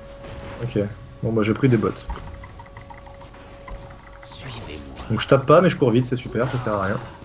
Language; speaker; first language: French; native; French